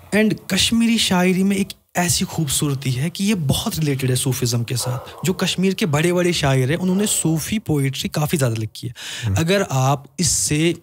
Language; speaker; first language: Urdu; non-native, local second language; Kashmiri